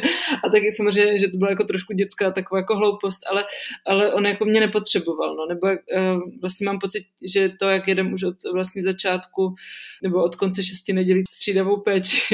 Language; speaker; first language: Czech; native; Czech